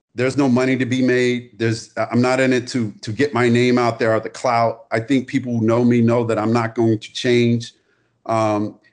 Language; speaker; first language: English; native; English